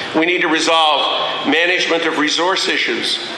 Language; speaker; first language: English; native; English